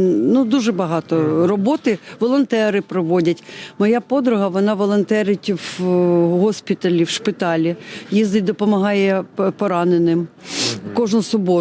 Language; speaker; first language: Ukrainian; native; Ukrainian